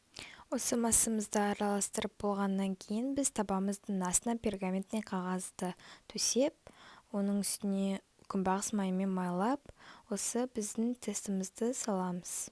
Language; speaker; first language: Kazakh; native; Kazakh